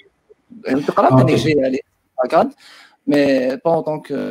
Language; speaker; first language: French; non-native, local second language; Arabic